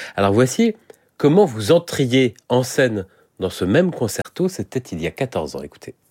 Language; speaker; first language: French; native; French